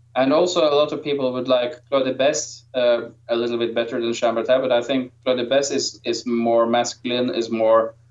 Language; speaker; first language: English; non-native, fluent; Norwegian